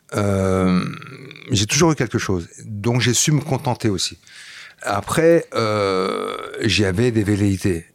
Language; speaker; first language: French; non-native, fluent; Dutch